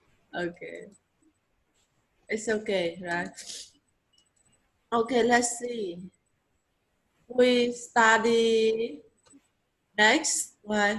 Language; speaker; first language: English; non-native, learner; Vietnamese